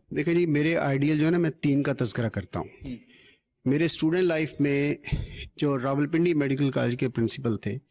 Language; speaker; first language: Urdu; non-native, local second language; Punjabi